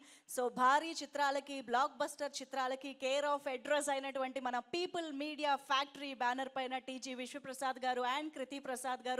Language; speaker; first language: Telugu; native; Telugu